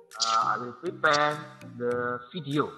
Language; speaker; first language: English; non-native, learner; Indonesian